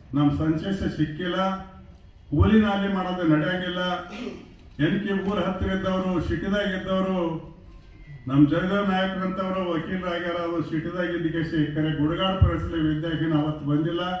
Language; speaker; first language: Kannada; non-native, local second language; Lambadi